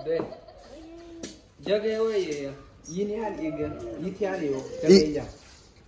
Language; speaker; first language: Chinese; non-native, learner; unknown